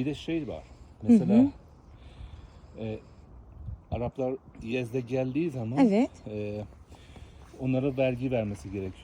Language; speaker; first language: Turkish; non-native, learner; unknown